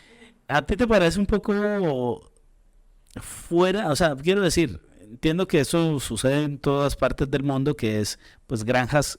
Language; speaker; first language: Spanish; native; Spanish